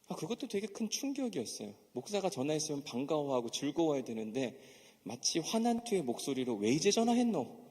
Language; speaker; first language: Korean; native; Korean